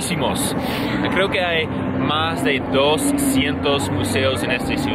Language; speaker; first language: Spanish; non-native, learner; English